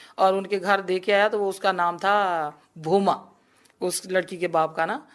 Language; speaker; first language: Urdu; non-native, local second language; Punjabi